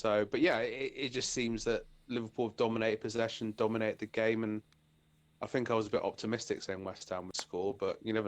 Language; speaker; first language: English; native; English